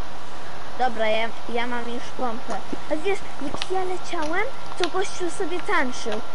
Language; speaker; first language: Polish; early bilingual, heritage; Polish